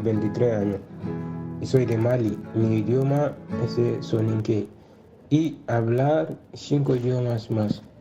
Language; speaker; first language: Spanish; non-native, learner; Soninke